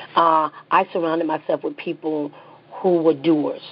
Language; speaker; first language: English; native; English